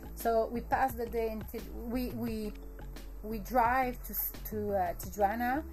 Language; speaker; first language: English; native; English